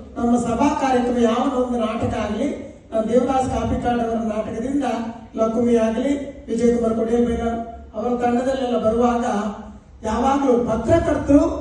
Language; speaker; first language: Kannada; non-native, local second language; Tulu